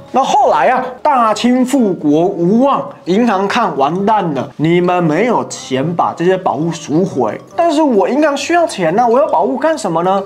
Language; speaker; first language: Chinese; native; Chinese